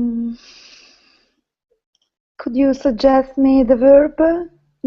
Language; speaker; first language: English; non-native, learner; Italian